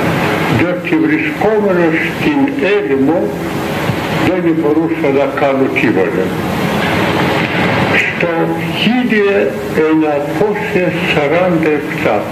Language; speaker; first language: Greek; non-native, fluent; Russian